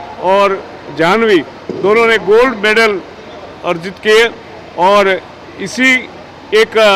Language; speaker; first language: Hindi; native; Hindi